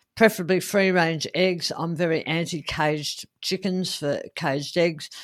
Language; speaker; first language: English; native; English